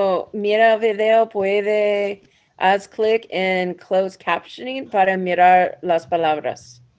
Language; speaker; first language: Spanish; non-native, learner; English